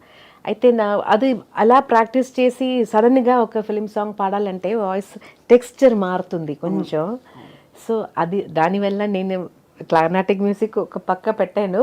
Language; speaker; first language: Telugu; non-native, fluent; Malayalam